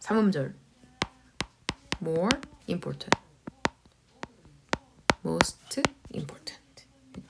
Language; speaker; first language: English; non-native, fluent; Korean